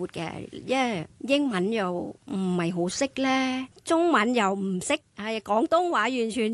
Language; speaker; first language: Cantonese; non-native, learner; Thai